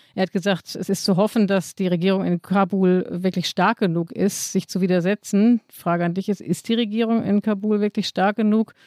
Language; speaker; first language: German; native; German